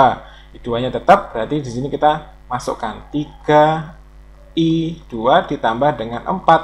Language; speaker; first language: Indonesian; native; Indonesian